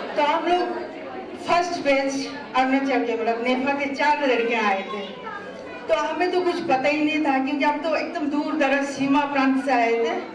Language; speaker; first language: Hindi; non-native, local second language; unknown